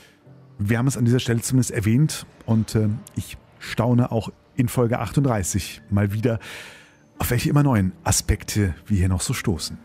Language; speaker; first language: German; native; German